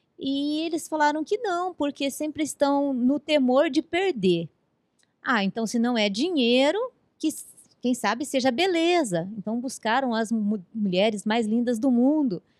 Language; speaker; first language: Portuguese; native; Portuguese